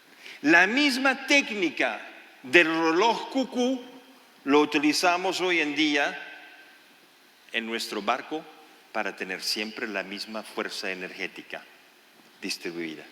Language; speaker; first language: Spanish; non-native, fluent; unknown